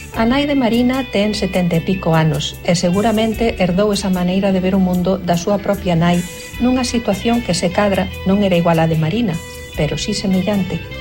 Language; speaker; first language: Galician; native; Galician